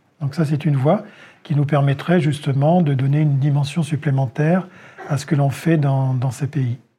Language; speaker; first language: French; native; French